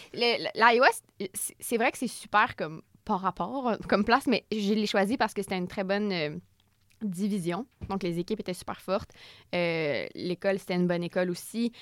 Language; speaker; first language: French; native; French